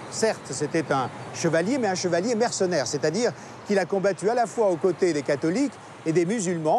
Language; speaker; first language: French; native; French